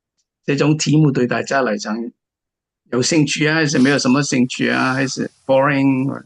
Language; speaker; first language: Chinese; native; Chinese